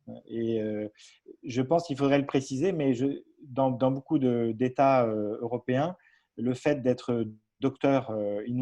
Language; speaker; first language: French; native; French